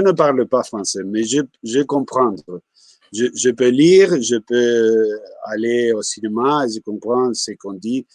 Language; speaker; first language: French; non-native, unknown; Spanish